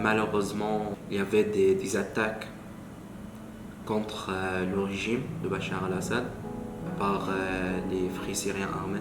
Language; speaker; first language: French; non-native, learner; Arabic